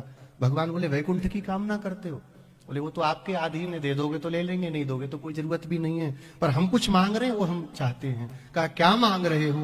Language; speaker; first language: Hindi; native; Hindi